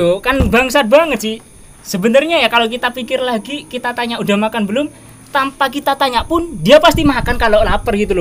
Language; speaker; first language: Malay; non-native, local second language; Javanese